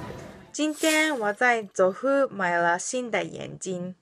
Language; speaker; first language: Chinese; non-native, learner; Japanese